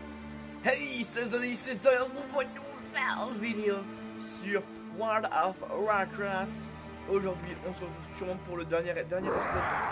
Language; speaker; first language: French; native; French